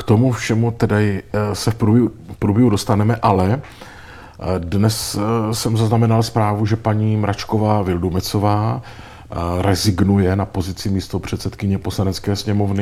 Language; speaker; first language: Czech; native; Czech